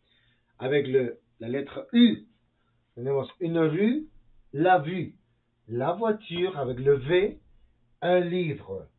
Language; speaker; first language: French; non-native, fluent; Spanish